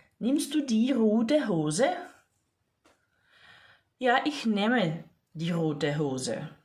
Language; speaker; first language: German; non-native, fluent; Ukrainian